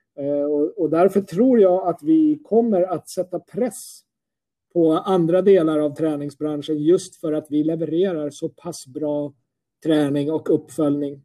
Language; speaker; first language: Swedish; native; Swedish